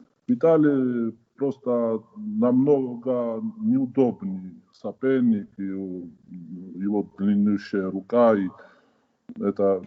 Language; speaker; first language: Russian; non-native, fluent; Georgian